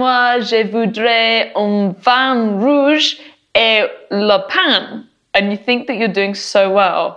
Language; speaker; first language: English; native; English